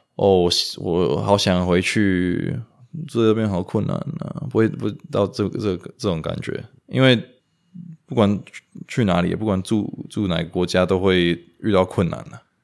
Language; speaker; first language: Chinese; non-native, fluent; Romanian